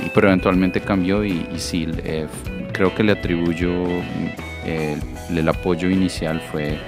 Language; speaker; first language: Spanish; native; Spanish